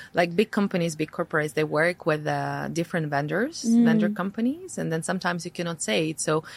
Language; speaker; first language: English; non-native, fluent; Latvian